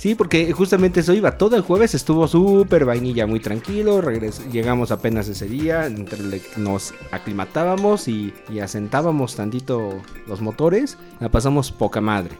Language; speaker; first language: Spanish; native; Spanish